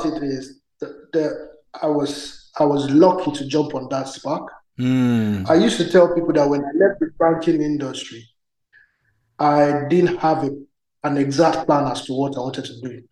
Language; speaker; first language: English; non-native, local second language; Yoruba